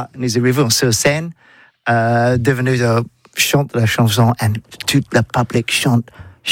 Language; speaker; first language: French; non-native, learner; English